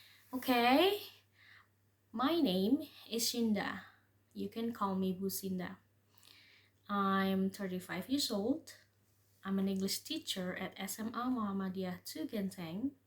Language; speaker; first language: English; non-native, fluent; Indonesian